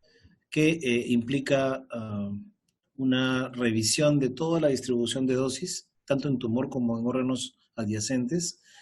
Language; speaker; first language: Spanish; native; Spanish